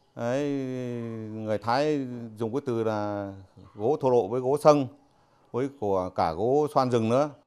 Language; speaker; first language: Vietnamese; non-native, local second language; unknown